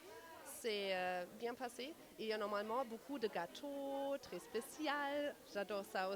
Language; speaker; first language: French; non-native, learner; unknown